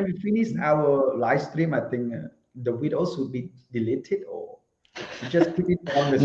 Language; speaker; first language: English; non-native, learner; Khmer